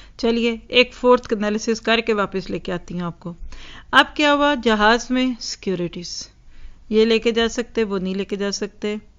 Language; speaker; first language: Urdu; native; Urdu